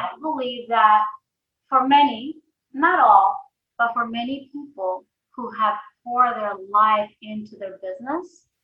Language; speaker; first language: English; early bilingual, other home language; Spanish